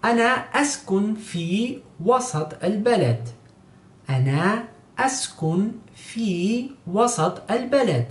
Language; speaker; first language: Arabic; non-native, fluent; Spanish